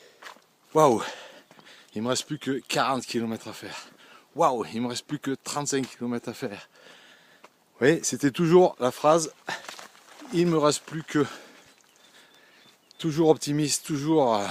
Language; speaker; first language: French; native; French